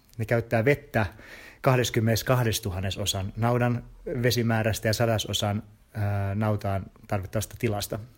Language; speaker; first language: Finnish; native; Finnish